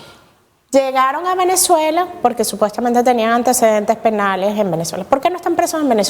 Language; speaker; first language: Spanish; native; Spanish